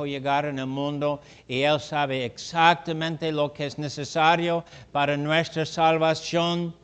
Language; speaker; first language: Spanish; non-native, fluent; English